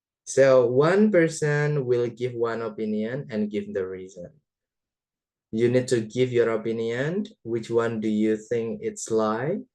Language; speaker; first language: English; non-native, fluent; Indonesian